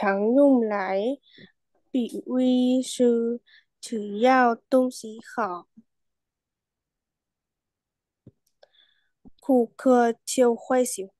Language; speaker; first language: Chinese; non-native, learner; Vietnamese